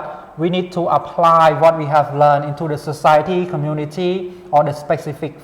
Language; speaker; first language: English; non-native, fluent; Khmer